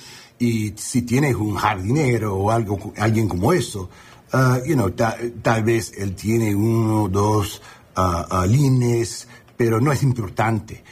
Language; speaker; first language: Spanish; non-native, learner; English